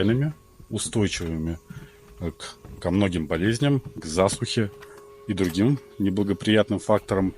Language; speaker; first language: Russian; native; Russian